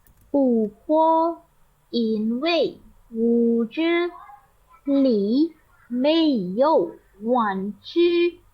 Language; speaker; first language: Chinese; non-native, learner; Indonesian